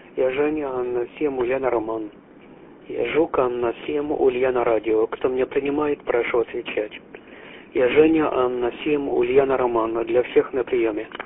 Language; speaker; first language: Russian; native; Russian